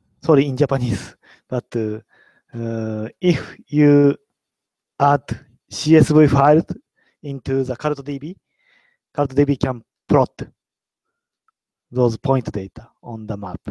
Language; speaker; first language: English; non-native, learner; Japanese